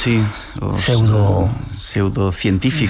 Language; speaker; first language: Spanish; native; Spanish